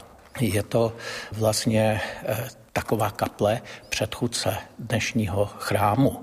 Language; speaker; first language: Czech; native; Czech